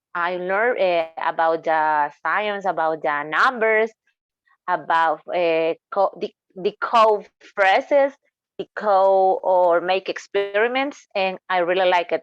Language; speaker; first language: English; non-native, learner; Spanish